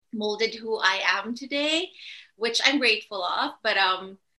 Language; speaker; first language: English; non-native, local second language; Filipino